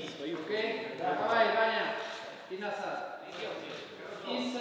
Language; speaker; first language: Russian; non-native, learner; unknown